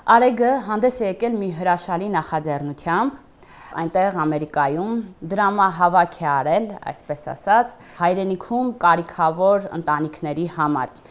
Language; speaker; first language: Armenian; native; Armenian